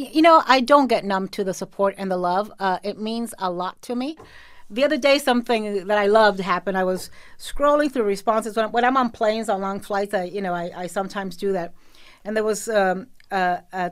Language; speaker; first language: English; native; English